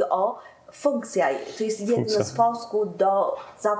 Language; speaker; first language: Polish; non-native, learner; Chinese